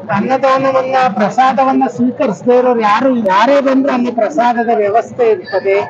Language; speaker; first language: Kannada; native; Kannada